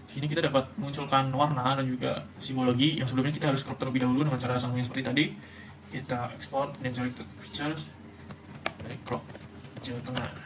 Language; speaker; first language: Indonesian; native; Indonesian